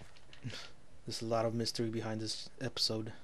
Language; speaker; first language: English; native; English